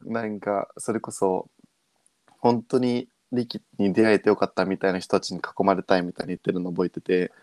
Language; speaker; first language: Japanese; early bilingual, heritage; Japanese